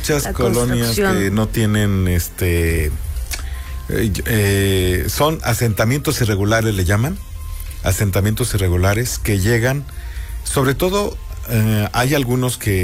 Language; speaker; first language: Spanish; native; Spanish